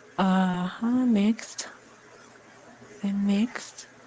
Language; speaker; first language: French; non-native, learner; Shona